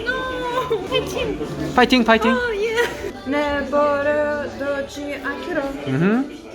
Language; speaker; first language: Korean; non-native, learner; Ukrainian